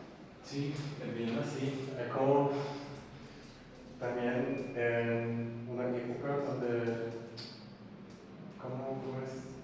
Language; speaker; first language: Spanish; non-native, learner; English